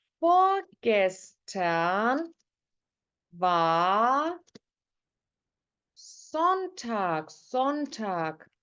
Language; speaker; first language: German; non-native, fluent; Turkish